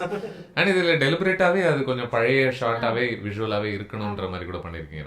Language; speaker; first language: Tamil; native; Tamil